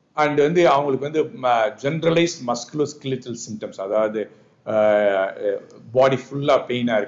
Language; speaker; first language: English; non-native, local second language; Tamil